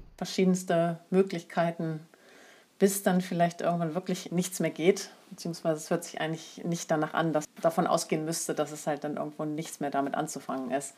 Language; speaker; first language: German; native; German